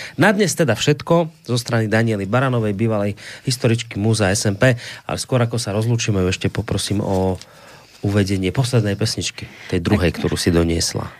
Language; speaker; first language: Slovak; native; Slovak